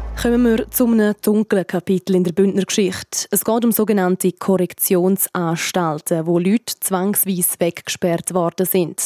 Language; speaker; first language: German; native; German